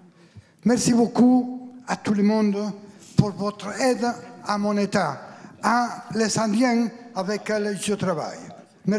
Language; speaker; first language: French; non-native, learner; Spanish